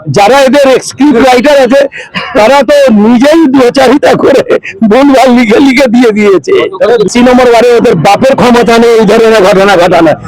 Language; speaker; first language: Bangla; non-native, local second language; Urdu